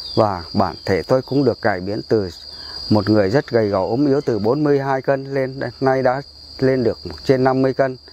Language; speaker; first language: Vietnamese; non-native, local second language; Tày